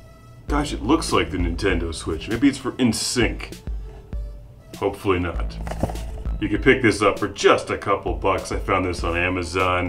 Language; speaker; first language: English; native; English